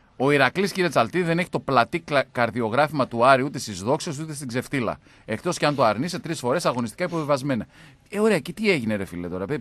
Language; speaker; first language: Greek; native; Greek